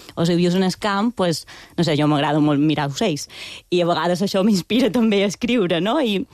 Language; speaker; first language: Catalan; non-native, local second language; Spanish